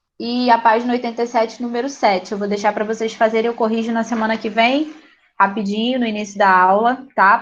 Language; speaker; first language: Portuguese; native; Portuguese